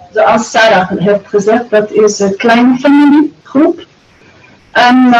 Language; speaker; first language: Dutch; non-native, learner; Arabic